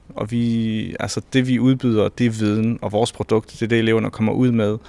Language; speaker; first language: Danish; early bilingual, other home language; French